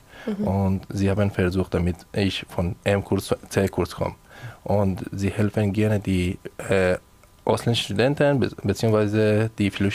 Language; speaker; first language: German; non-native, learner; Persian